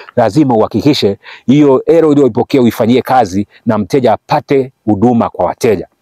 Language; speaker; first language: Swahili; native; Swahili